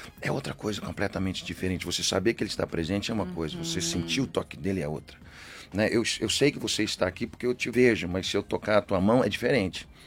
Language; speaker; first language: Portuguese; early bilingual, other home language; English